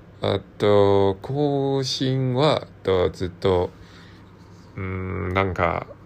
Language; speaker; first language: Japanese; non-native, learner; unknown